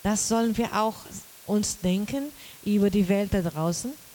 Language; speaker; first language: German; non-native, learner; Portuguese